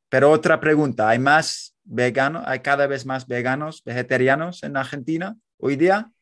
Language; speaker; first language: Spanish; non-native, fluent; English